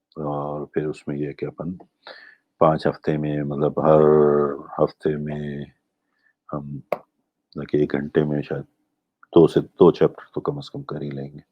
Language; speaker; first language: Urdu; non-native, local second language; Gujarati